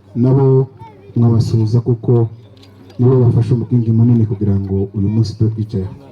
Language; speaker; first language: Kinyarwanda; native; Kinyarwanda